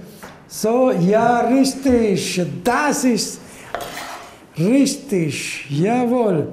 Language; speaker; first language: German; non-native, learner; Italian